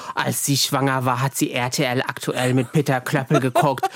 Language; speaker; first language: German; early bilingual, other home language; Arabic